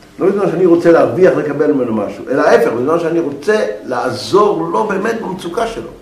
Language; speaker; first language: Hebrew; native; Hebrew